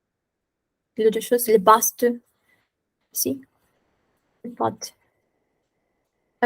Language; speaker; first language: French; non-native, fluent; Spanish